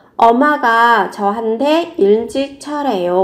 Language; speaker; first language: Korean; non-native, fluent; Vietnamese